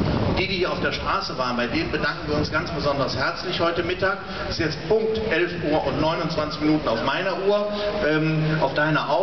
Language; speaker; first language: German; native; German